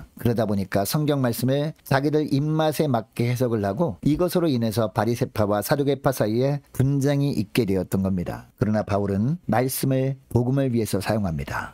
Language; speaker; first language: Korean; native; Korean